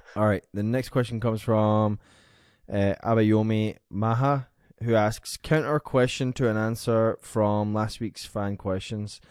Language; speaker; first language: English; native; English